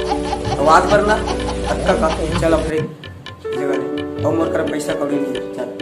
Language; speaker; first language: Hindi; non-native, local second language; Chhattisgarhi